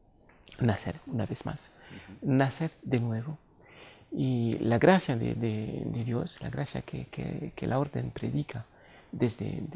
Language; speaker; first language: Spanish; non-native, fluent; French